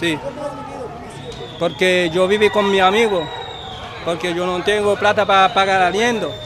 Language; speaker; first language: Spanish; non-native, learner; Haitian Creole